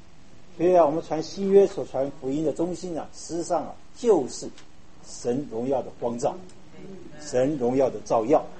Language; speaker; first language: Chinese; native; Chinese